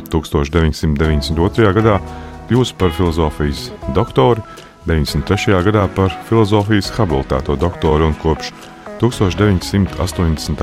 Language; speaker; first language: Latvian; native; Latvian